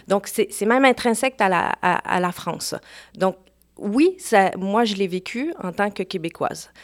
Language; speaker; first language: French; native; French